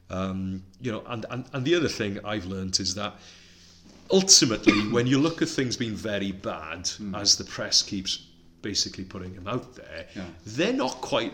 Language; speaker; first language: English; non-native, local second language; Welsh